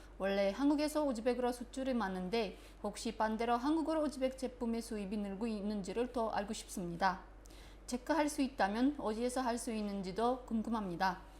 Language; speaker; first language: Korean; non-native, fluent; Uzbek